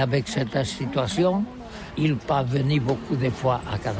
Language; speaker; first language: French; non-native, learner; Catalan